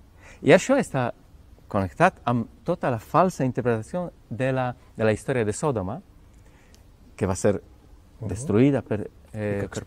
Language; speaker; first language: Catalan; non-native, fluent; Polish